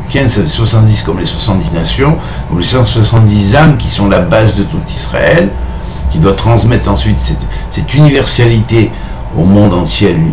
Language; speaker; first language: French; native; French